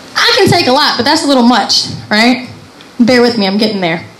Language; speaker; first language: English; native; English